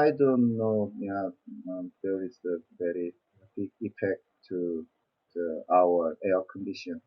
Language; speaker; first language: English; non-native, learner; Korean